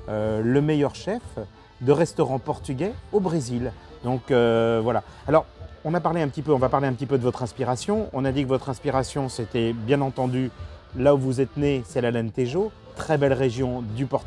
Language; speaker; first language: French; native; French